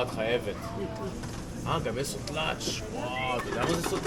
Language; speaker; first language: Hebrew; native; Hebrew